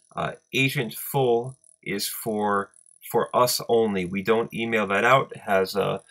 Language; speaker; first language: English; native; English